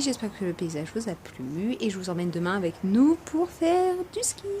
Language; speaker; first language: French; native; French